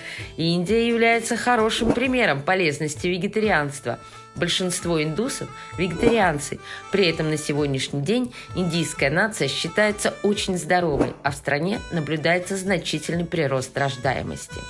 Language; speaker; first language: Russian; native; Russian